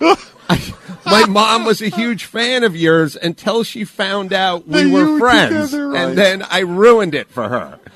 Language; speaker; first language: English; native; English